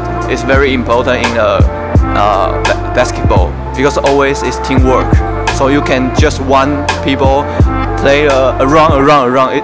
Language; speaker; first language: English; non-native, learner; Chinese